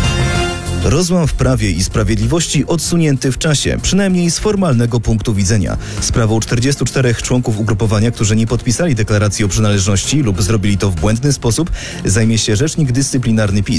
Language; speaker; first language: Polish; native; Polish